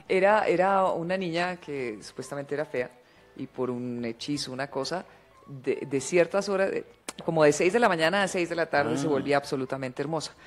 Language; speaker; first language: Spanish; early bilingual, other home language; English